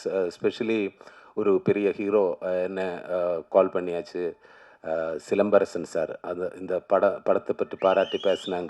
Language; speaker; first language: Tamil; non-native, learner; Malayalam